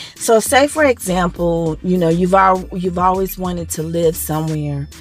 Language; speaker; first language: English; native; English